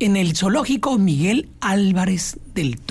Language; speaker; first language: Spanish; native; Spanish